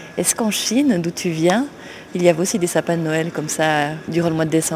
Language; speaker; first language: French; native; French